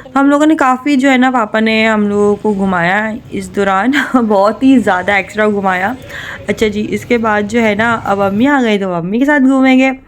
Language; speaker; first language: Urdu; native; Urdu